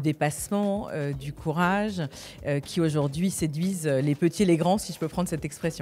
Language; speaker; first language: French; native; French